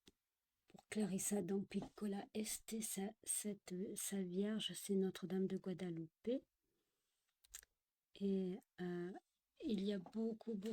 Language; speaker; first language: French; native; French